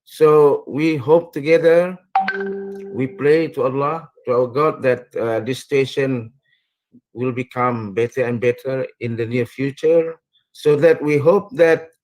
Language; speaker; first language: English; non-native, fluent; Indonesian